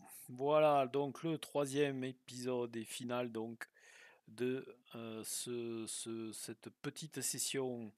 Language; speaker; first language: French; native; French